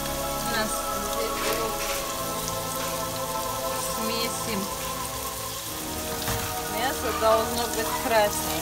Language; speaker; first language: Russian; non-native, learner; Tajik